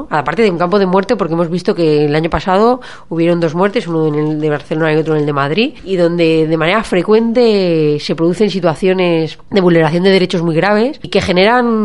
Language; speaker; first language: Spanish; native; Spanish